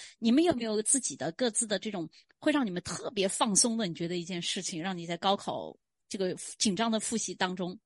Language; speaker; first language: Chinese; native; Chinese